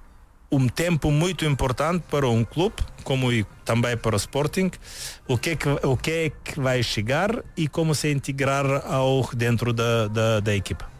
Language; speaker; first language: Portuguese; non-native, learner; Bulgarian